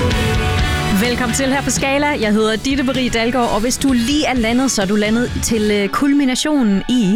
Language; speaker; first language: Danish; native; Danish